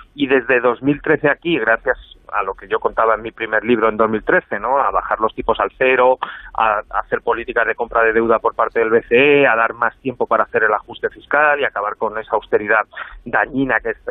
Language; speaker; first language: Spanish; native; Spanish